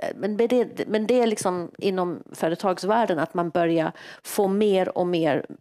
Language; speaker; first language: Swedish; non-native, fluent; English